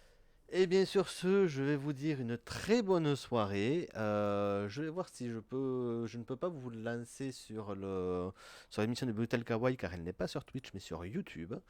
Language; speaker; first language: French; native; French